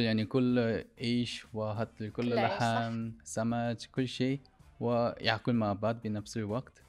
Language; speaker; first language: Arabic; non-native, learner; Korean